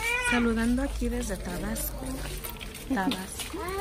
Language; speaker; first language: Spanish; early bilingual, heritage; Spanish